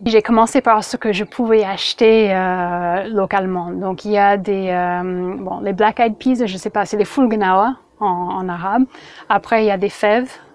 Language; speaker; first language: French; non-native, fluent; English